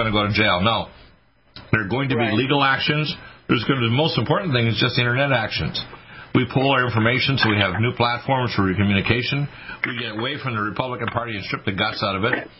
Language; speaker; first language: English; native; English